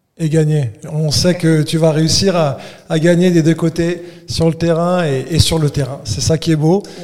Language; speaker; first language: French; native; French